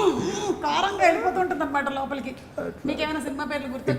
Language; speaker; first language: Telugu; native; Telugu